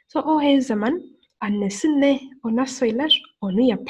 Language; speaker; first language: Turkish; non-native, fluent; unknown